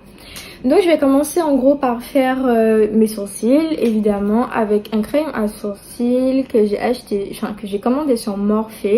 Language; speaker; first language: French; native; French